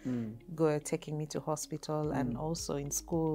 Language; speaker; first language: English; non-native, local second language; Luyia